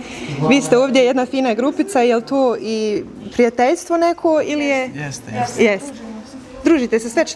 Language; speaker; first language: Bosnian; native; Bosnian